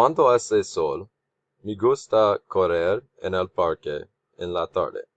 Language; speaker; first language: Spanish; non-native, learner; English